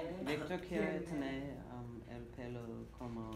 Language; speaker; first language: Spanish; non-native, learner; English